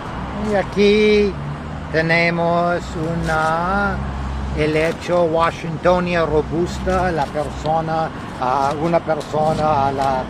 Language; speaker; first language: Spanish; non-native, learner; English